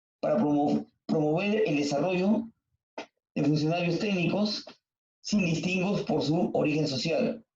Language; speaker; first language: Spanish; native; Spanish